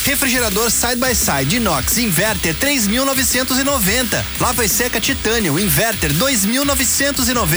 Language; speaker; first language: Portuguese; native; Portuguese